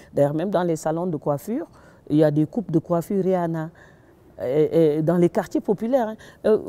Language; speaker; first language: French; non-native, local second language; Wolof